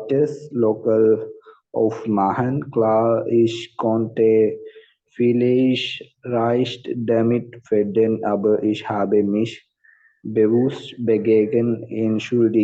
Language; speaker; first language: German; non-native, learner; Malayalam